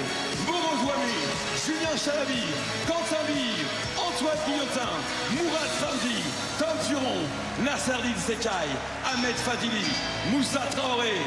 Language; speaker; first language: French; native; French